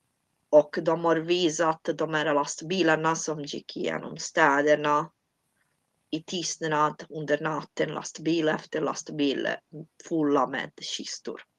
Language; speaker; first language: Swedish; non-native, fluent; Italian